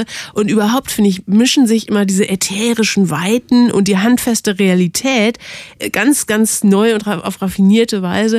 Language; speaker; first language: German; native; German